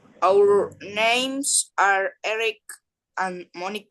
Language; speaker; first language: English; non-native, learner; Spanish